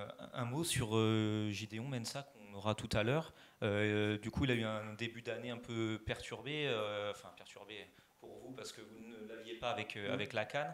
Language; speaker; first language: French; native; French